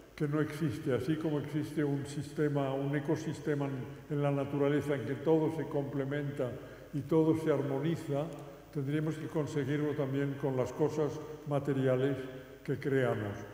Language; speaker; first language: Spanish; native; Spanish